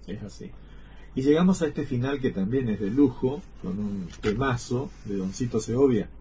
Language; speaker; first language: Spanish; native; Spanish